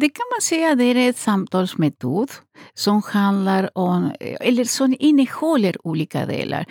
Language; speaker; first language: Swedish; non-native, fluent; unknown